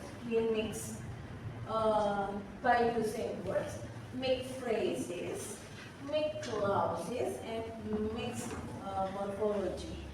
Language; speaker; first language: English; non-native, fluent; Indonesian